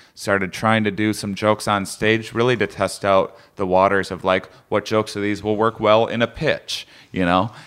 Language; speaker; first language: English; native; English